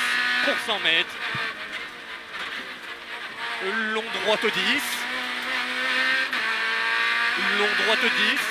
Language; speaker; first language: French; native; French